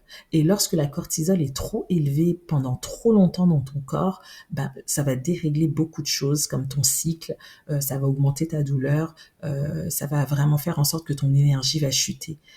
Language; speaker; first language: French; native; French